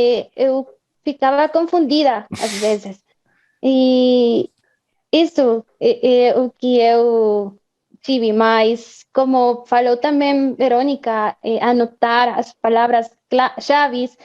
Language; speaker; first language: Portuguese; non-native, fluent; Spanish